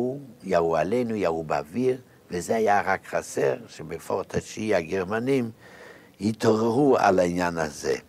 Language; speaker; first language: Hebrew; non-native, fluent; Yiddish